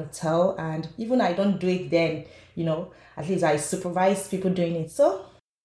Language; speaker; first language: English; non-native, local second language; Yoruba